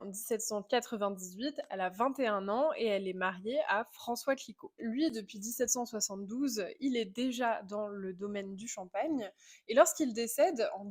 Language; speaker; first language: French; native; French